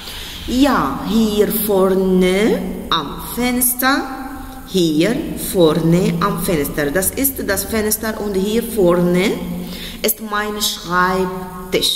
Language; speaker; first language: German; non-native, fluent; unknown